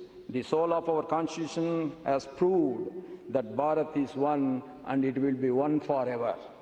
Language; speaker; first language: English; non-native, local second language; Tamil